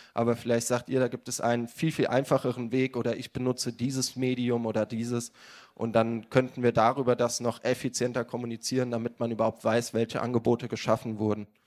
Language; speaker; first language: German; native; German